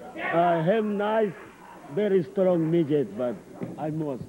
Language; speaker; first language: English; non-native, learner; Japanese